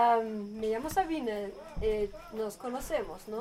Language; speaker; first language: Spanish; non-native, learner; German